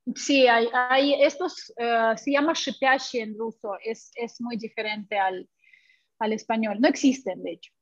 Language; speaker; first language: Spanish; non-native, fluent; Russian